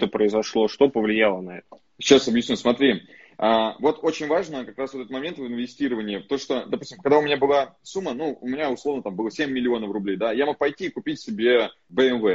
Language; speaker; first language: Russian; native; Russian